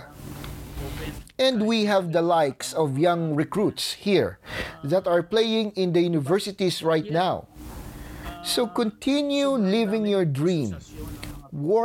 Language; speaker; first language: English; non-native, local second language; Filipino